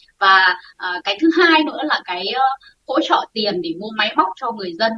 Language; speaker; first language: Vietnamese; native; Vietnamese